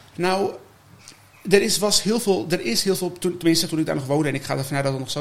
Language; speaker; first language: Dutch; native; Dutch